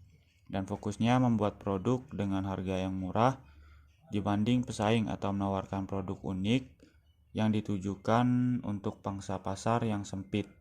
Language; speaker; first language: Indonesian; native; Indonesian